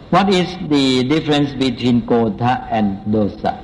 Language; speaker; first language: English; non-native, fluent; Thai